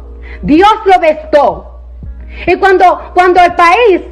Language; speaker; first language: Spanish; early bilingual, heritage; Spanish